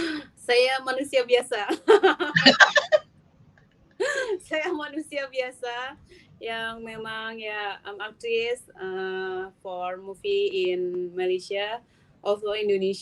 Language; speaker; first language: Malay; non-native, learner; Indonesian